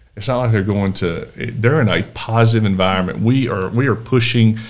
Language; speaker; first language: English; native; English